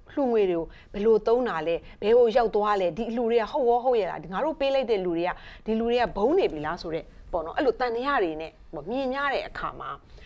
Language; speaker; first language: Burmese; native; Burmese